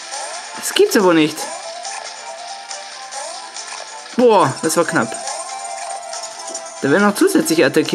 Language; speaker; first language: German; native; German